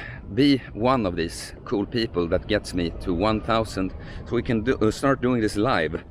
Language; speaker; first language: English; non-native, fluent; Swedish